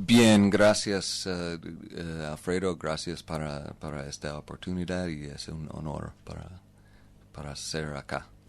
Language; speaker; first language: Spanish; non-native, learner; English